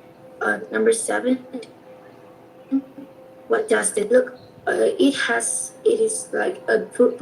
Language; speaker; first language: English; non-native, learner; Vietnamese